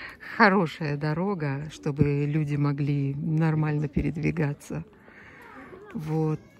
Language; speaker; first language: Russian; native; Russian